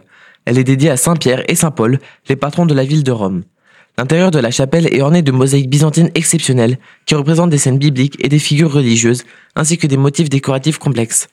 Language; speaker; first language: French; native; French